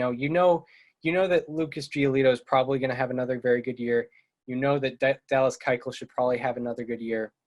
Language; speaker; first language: English; native; English